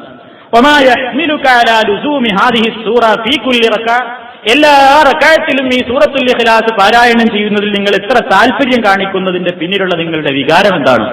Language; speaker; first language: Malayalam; native; Malayalam